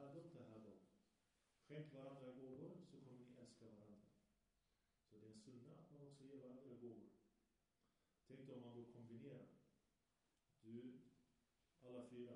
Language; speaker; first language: Swedish; early bilingual, other home language; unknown